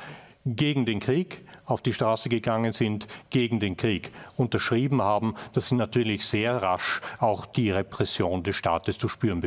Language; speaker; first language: German; native; German